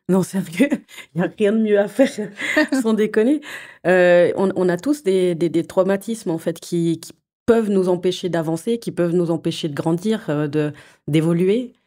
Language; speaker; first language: French; early bilingual, other home language; Portuguese